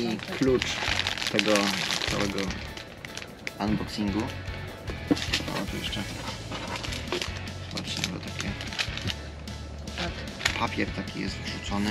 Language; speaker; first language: Polish; native; Polish